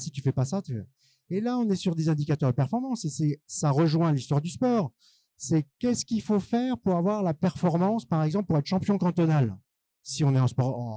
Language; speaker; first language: French; native; French